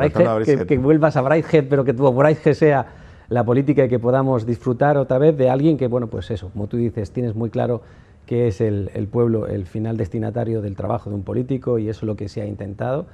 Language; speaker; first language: Spanish; native; Spanish